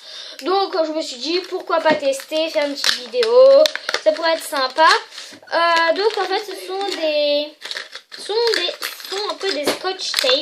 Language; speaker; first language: French; native; French